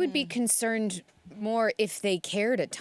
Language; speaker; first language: English; native; English